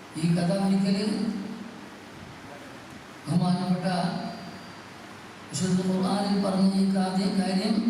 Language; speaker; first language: Malayalam; native; Malayalam